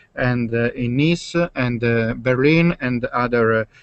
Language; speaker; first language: English; non-native, learner; Italian